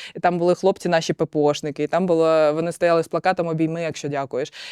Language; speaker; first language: Ukrainian; non-native, local second language; Russian